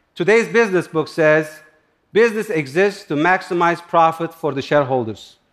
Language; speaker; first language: English; non-native, fluent; Turkish